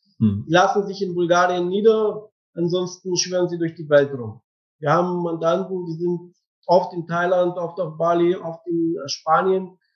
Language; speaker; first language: German; non-native, fluent; Bulgarian